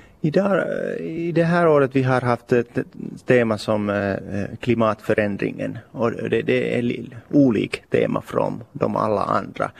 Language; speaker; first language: Swedish; non-native, local second language; Finnish